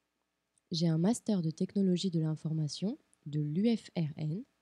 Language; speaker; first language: French; non-native, fluent; Portuguese